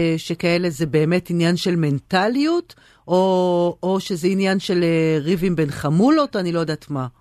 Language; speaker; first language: Hebrew; native; Hebrew